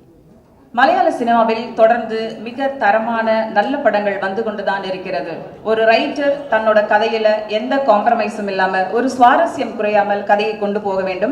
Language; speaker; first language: Tamil; native; Tamil